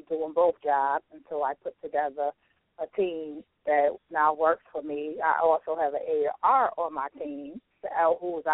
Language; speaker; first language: English; native; English